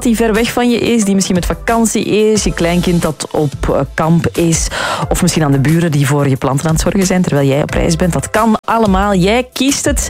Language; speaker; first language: Dutch; native; Dutch